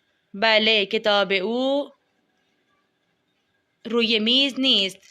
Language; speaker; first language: Persian; non-native, fluent; Urdu